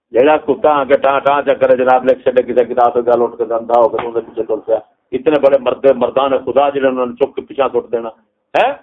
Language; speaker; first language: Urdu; non-native, local second language; Punjabi